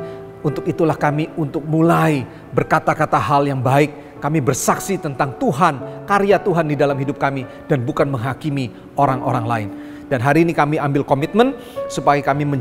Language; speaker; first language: Indonesian; native; Indonesian